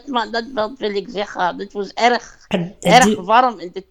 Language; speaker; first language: Dutch; non-native, fluent; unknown